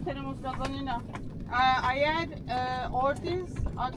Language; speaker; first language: Spanish; non-native, learner; Turkish